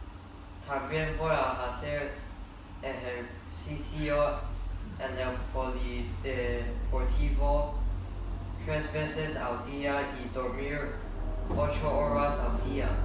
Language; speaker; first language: Spanish; non-native, learner; English